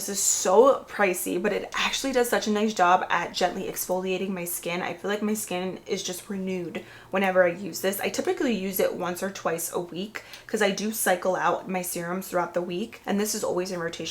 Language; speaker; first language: English; native; English